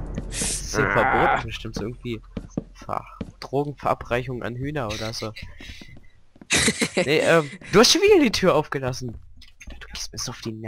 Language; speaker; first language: German; native; German